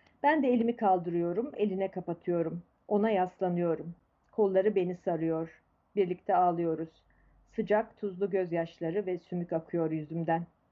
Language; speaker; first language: Turkish; native; Turkish